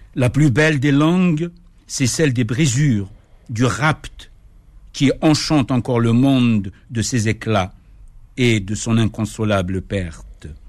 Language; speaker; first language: French; non-native, local second language; Kabyle